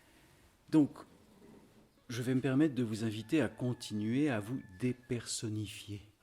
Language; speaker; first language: French; native; French